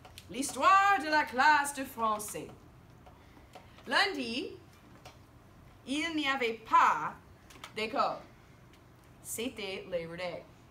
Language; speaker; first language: French; non-native, fluent; English